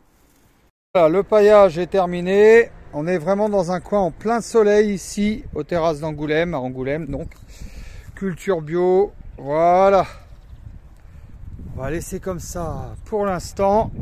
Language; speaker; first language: French; native; French